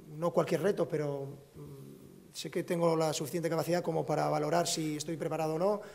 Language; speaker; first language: Spanish; native; Spanish